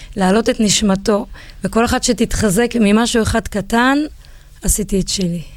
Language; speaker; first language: Hebrew; native; Hebrew